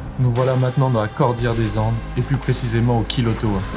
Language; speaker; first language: French; native; French